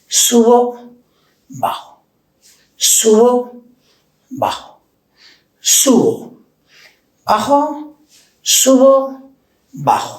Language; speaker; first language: Spanish; native; Spanish